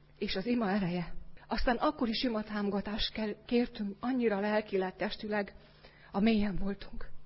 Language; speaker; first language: Hungarian; native; Hungarian